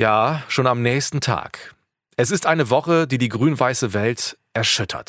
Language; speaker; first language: German; native; German